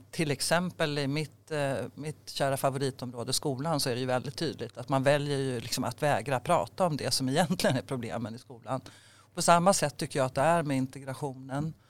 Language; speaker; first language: Swedish; native; Swedish